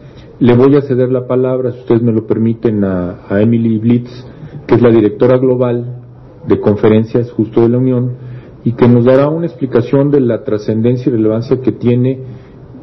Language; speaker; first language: Spanish; native; Spanish